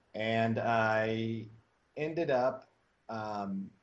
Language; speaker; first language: English; native; English